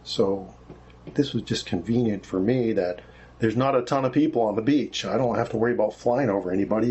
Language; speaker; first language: English; native; English